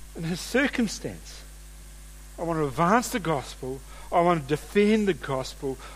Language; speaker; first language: English; native; English